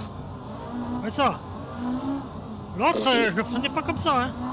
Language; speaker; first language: French; native; French